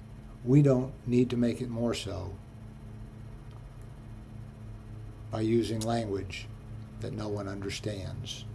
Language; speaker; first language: English; native; English